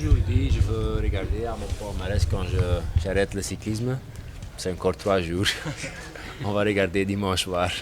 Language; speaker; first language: French; non-native, learner; Dutch